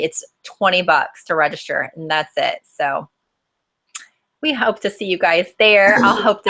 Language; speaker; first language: English; native; English